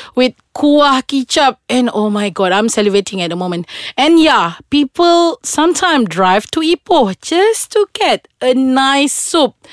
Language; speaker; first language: English; non-native, local second language; Malay